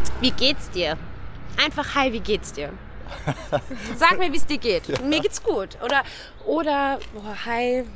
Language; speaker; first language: German; native; German